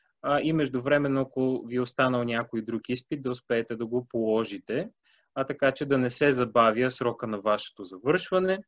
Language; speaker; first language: Bulgarian; native; Bulgarian